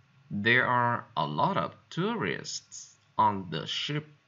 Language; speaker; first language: English; non-native, fluent; Vietnamese